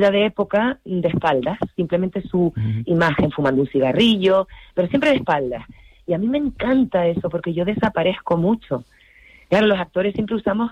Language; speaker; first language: Spanish; native; Spanish